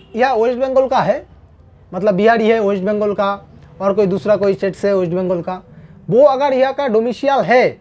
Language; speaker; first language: Hindi; non-native, local second language; Bangla